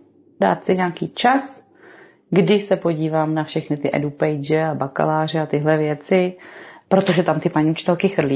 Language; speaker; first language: Czech; native; Czech